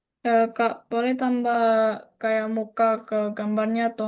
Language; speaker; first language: Indonesian; non-native, learner; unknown